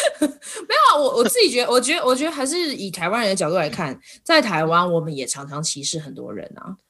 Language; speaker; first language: Chinese; native; Chinese